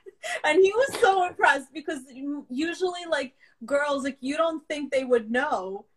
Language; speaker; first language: English; early bilingual, other home language; Russian